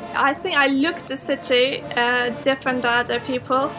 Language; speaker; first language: English; non-native, fluent; Turkish